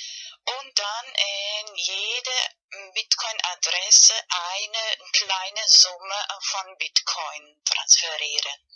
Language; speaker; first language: German; non-native, learner; Spanish